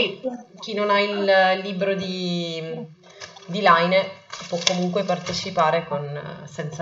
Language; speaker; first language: Italian; native; Italian